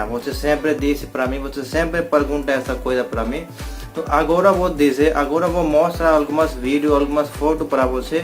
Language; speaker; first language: Portuguese; non-native, learner; Hindi